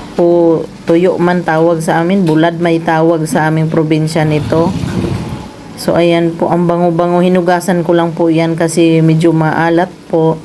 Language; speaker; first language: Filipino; non-native, local second language; Cebuano